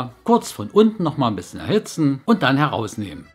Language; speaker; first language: German; native; German